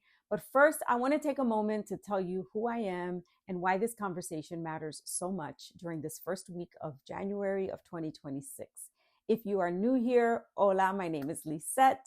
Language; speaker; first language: English; native; English